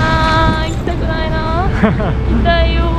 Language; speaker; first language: Korean; non-native, fluent; Japanese